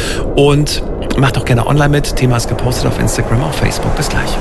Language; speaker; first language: German; native; German